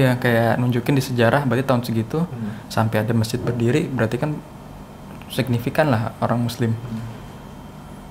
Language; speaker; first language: Indonesian; native; Indonesian